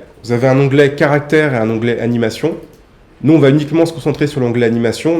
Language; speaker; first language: French; native; French